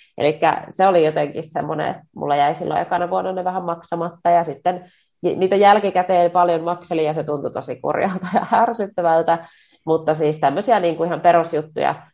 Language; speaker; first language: Finnish; native; Finnish